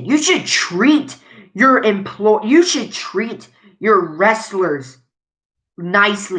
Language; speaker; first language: English; native; English